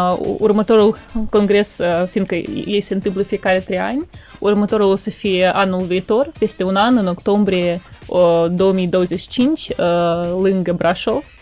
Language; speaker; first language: Romanian; non-native, local second language; Russian